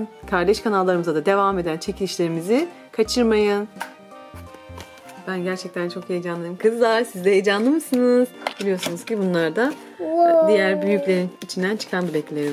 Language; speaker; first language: Turkish; native; Turkish